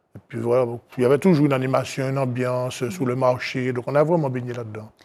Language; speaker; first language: French; native; French